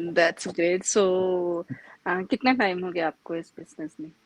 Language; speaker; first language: Hindi; non-native, local second language; Punjabi